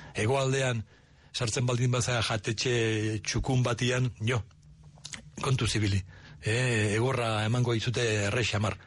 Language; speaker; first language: Basque; native; Basque